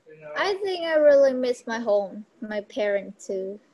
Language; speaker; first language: English; non-native, learner; Vietnamese